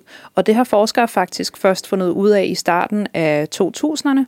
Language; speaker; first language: Danish; native; Danish